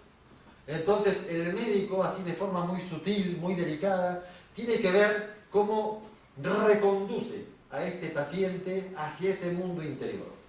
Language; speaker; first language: Spanish; native; Spanish